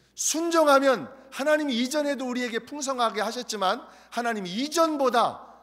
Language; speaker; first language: Korean; native; Korean